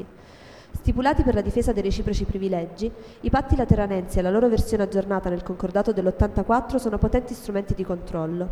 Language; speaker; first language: Italian; native; Italian